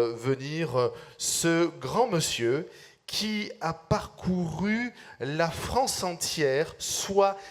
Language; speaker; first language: French; native; French